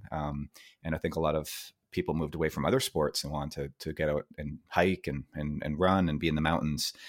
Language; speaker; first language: English; native; English